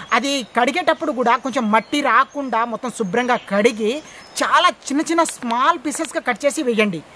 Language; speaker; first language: Telugu; non-native, local second language; Lambadi